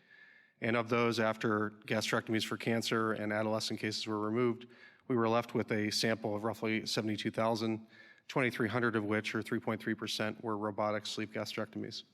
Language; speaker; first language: English; native; English